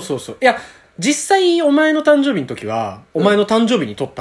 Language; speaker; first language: Japanese; native; Japanese